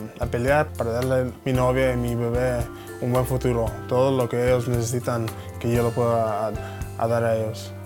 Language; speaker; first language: Spanish; early bilingual, heritage; Spanish